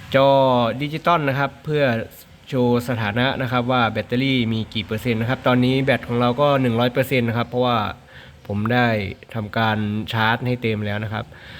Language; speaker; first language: Thai; native; Thai